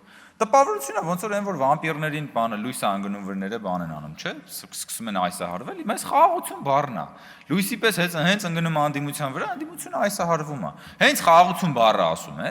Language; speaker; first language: Armenian; native; Armenian